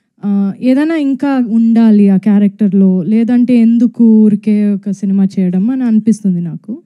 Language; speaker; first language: Telugu; non-native, fluent; Tamil